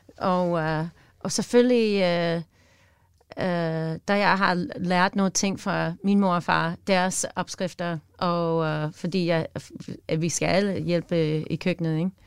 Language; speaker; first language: Danish; non-native, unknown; English